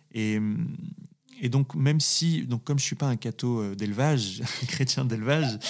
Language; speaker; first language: French; native; French